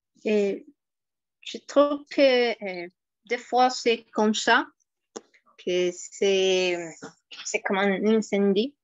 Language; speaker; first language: French; non-native, fluent; Spanish